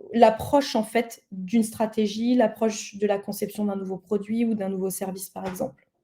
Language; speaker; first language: French; native; French